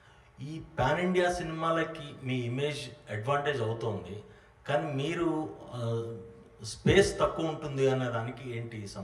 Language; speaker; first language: Telugu; native; Telugu